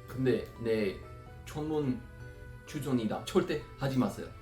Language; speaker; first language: Korean; non-native, learner; English